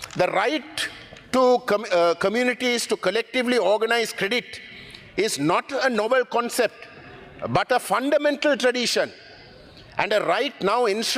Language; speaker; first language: English; non-native, local second language; Tamil